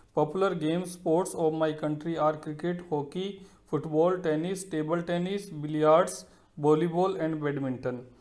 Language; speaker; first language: Hindi; native; Hindi